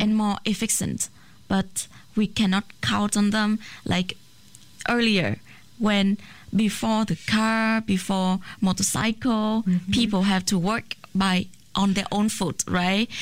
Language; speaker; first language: English; non-native, fluent; Chinese